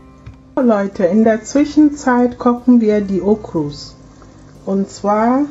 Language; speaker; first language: German; non-native, fluent; Akan